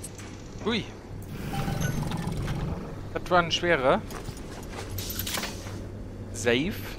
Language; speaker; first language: German; native; German